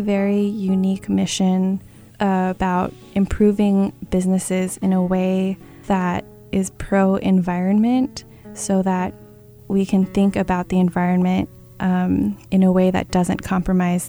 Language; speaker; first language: English; early bilingual, other home language; Chinese